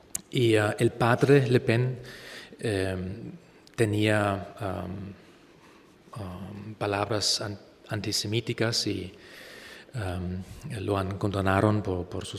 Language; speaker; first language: Spanish; non-native, fluent; German